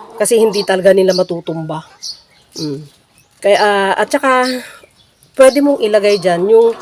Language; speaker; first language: Filipino; non-native, local second language; Iloko